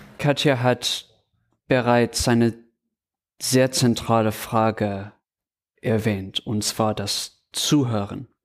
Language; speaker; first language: German; non-native, fluent; English